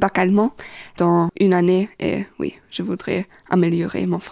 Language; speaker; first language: French; non-native, learner; German